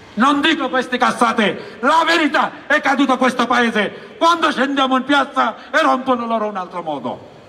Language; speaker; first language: Italian; non-native, learner; Bangla